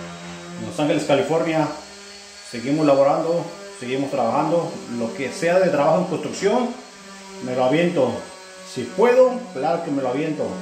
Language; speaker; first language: Spanish; native; Spanish